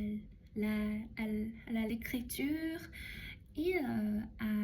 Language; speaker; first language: French; non-native, learner; Chinese